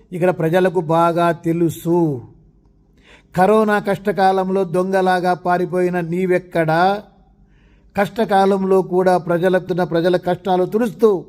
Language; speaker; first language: Telugu; native; Telugu